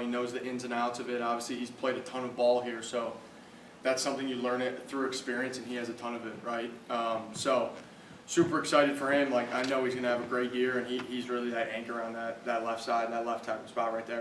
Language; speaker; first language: English; native; English